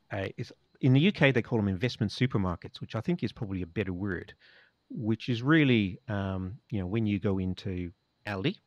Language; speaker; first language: English; native; English